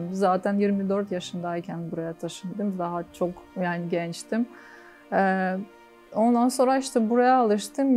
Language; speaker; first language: Turkish; non-native, fluent; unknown